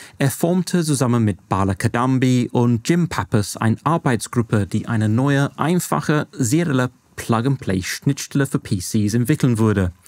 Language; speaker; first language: German; non-native, fluent; English